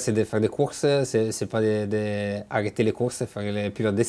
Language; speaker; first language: French; non-native, fluent; Italian